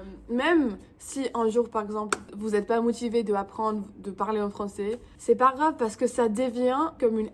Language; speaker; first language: French; non-native, fluent; English